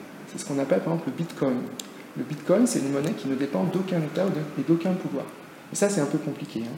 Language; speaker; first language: French; native; French